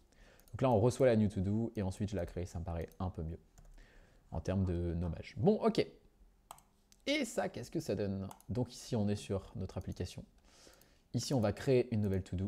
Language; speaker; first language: French; native; French